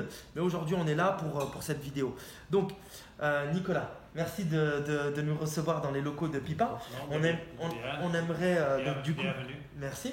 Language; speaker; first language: French; native; French